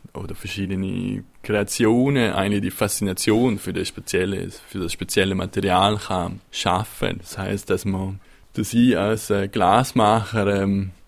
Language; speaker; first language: German; non-native, local second language; Italian